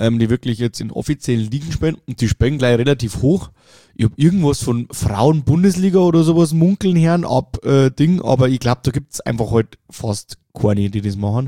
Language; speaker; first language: German; native; German